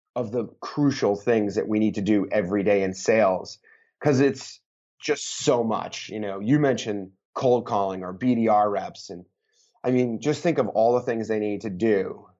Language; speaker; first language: English; native; English